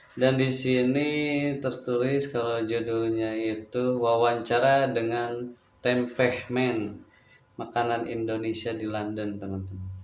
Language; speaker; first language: Indonesian; native; Indonesian